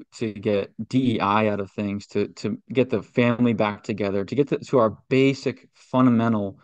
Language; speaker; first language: English; native; English